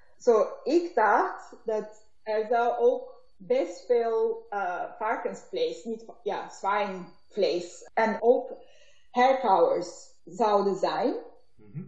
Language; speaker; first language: Dutch; non-native, learner; Turkish